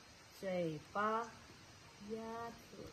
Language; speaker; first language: Chinese; non-native, learner; Nepali